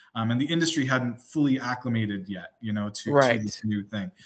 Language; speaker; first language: English; native; English